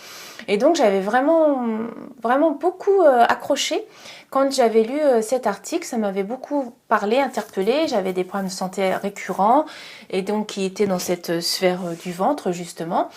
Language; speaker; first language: French; native; French